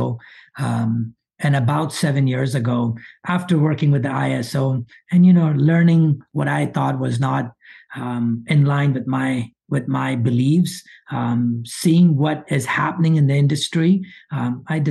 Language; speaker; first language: English; early bilingual, other home language; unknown